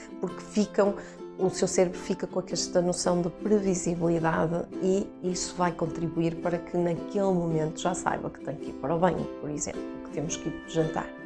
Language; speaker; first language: Portuguese; native; Portuguese